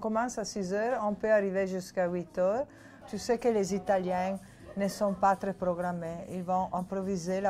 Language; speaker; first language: French; non-native, fluent; Italian